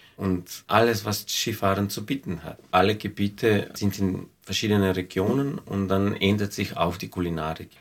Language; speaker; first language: German; non-native, fluent; Slovenian